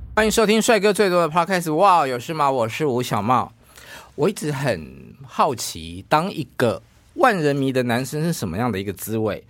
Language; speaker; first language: Chinese; native; Chinese